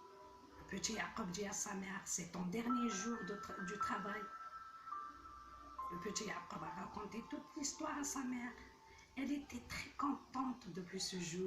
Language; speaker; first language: French; non-native, local second language; Arabic